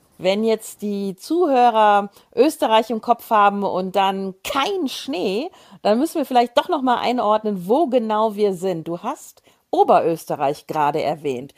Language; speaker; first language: German; native; German